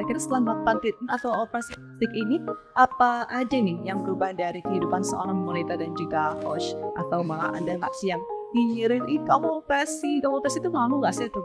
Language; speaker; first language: Indonesian; native; Indonesian